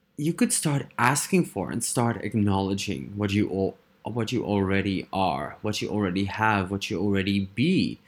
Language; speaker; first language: English; non-native, fluent; Dutch